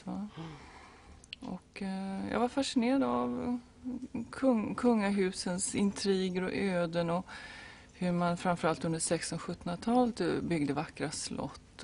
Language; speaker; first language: Swedish; native; Swedish